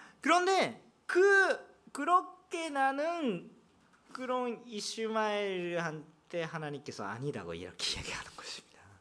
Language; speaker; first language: Korean; non-native, fluent; Japanese